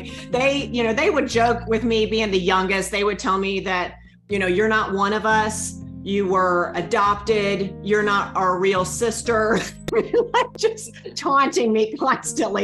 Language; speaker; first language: English; native; English